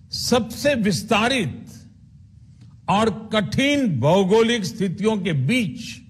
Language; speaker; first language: Hindi; non-native, local second language; Gujarati